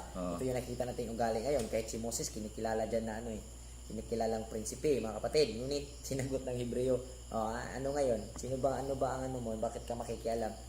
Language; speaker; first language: Filipino; non-native, local second language; Cebuano